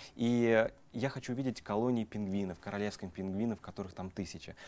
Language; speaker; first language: Russian; native; Russian